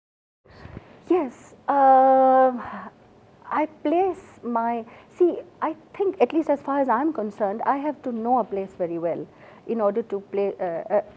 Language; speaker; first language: English; non-native, local second language; Assamese